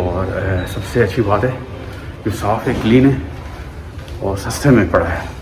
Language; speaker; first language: Hindi; non-native, fluent; Punjabi